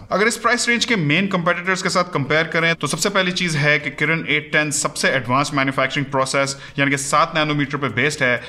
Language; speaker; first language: Urdu; native; Urdu